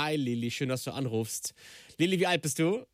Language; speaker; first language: German; native; German